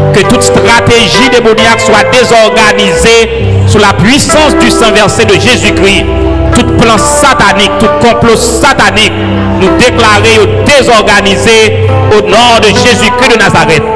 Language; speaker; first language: French; native; French